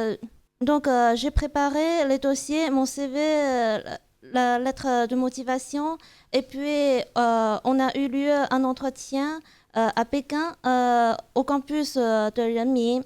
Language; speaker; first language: French; non-native, fluent; Chinese